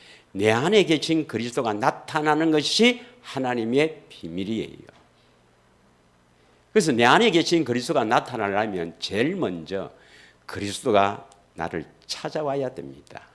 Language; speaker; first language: Korean; native; Korean